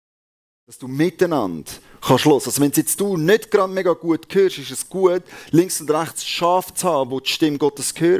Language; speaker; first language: German; native; German